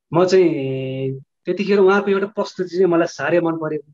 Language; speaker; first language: Nepali; native; Nepali